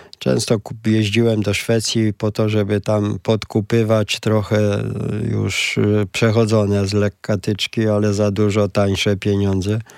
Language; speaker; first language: Polish; native; Polish